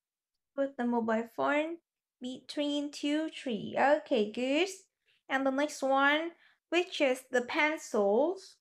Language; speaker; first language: English; non-native, fluent; Vietnamese